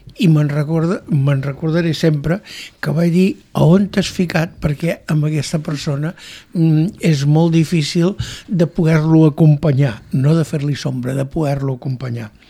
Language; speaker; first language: Catalan; native; Catalan